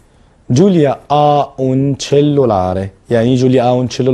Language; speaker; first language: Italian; non-native, fluent; Arabic